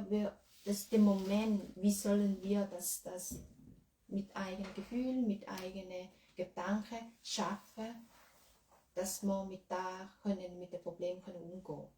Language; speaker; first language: German; non-native, learner; Thai